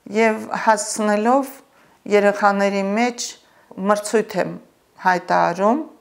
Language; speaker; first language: Armenian; native; Armenian